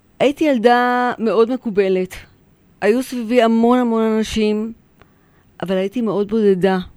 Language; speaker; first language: Hebrew; early bilingual, other home language; Polish